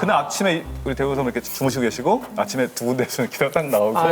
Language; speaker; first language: Korean; native; Korean